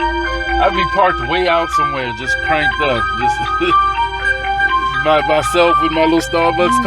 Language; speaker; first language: English; native; English